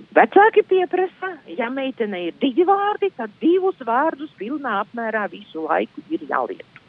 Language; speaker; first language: Latvian; native; Latvian